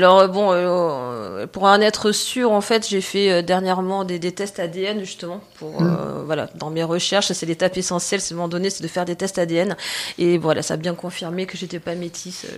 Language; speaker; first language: French; native; French